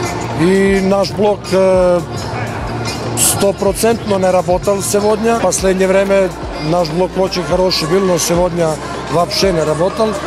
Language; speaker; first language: Russian; non-native, fluent; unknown